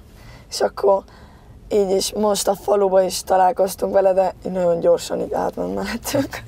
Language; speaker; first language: Hungarian; early bilingual, heritage; Spanish